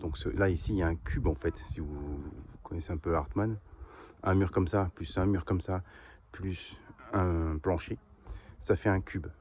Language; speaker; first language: French; native; French